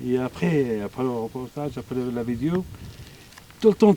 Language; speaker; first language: French; non-native, learner; Arabic